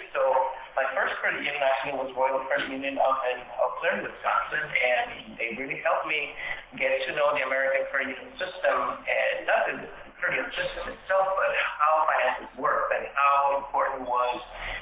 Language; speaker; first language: English; non-native, fluent; Spanish